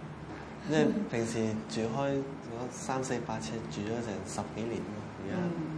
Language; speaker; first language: Cantonese; early bilingual, other home language; Thai